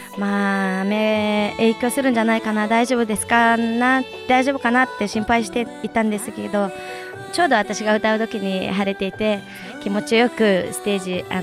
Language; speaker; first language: Japanese; non-native, fluent; Mongolian